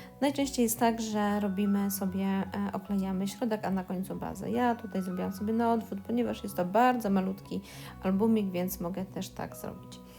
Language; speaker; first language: Polish; native; Polish